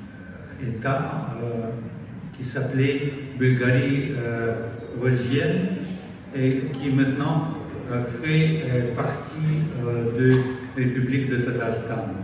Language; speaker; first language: French; non-native, fluent; Russian